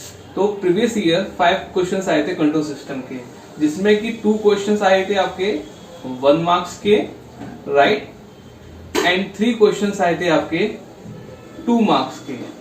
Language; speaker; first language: Hindi; native; Hindi